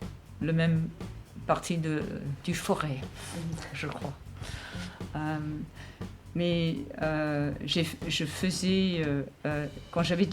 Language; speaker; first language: French; non-native, fluent; English